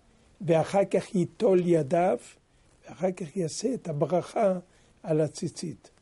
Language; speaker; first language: Hebrew; non-native, fluent; French